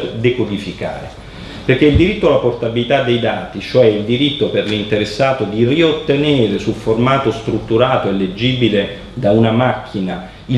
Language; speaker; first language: Italian; native; Italian